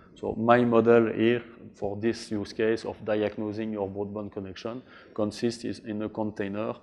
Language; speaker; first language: English; non-native, fluent; French